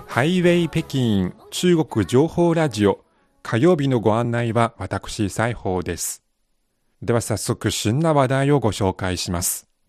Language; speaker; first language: Japanese; non-native, fluent; Chinese